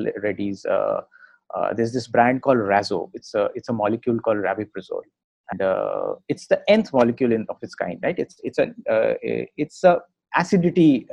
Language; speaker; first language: English; non-native, local second language; Hindi